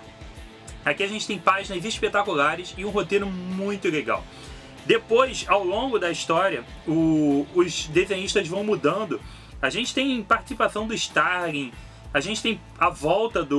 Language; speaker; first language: Portuguese; native; Portuguese